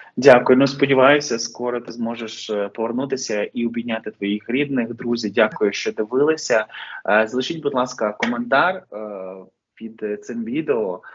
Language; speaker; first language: Ukrainian; native; Ukrainian